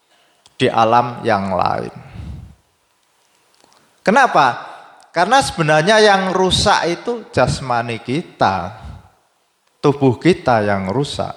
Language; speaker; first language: Indonesian; native; Indonesian